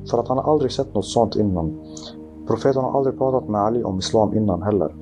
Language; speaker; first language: Swedish; early bilingual, other home language; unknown